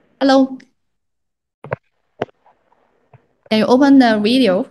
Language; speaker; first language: English; non-native, learner; Chinese